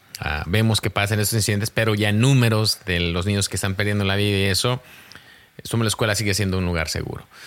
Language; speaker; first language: Spanish; early bilingual, heritage; Spanish